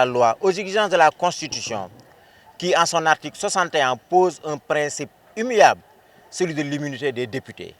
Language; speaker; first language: French; non-native, local second language; Wolof